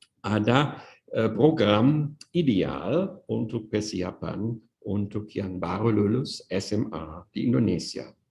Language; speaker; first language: Indonesian; non-native, fluent; German